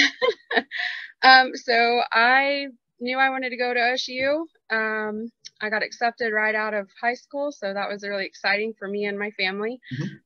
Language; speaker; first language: English; native; English